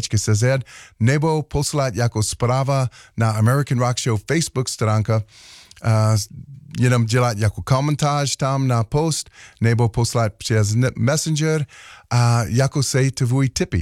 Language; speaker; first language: Czech; non-native, learner; English